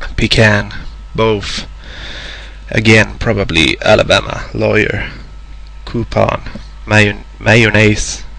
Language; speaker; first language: English; non-native, fluent; Swedish